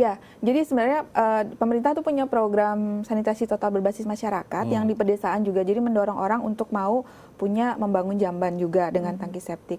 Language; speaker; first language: Indonesian; native; Indonesian